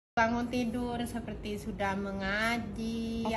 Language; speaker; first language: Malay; non-native, learner; Indonesian